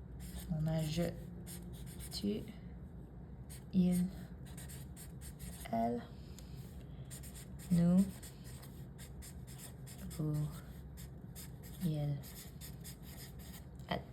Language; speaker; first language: French; non-native, fluent; English